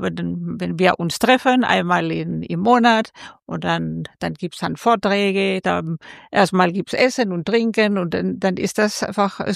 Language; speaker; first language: German; non-native, fluent; Spanish